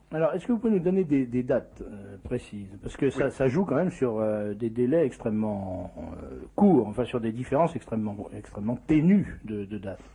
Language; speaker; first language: French; native; French